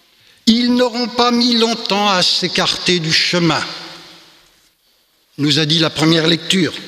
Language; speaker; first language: French; native; French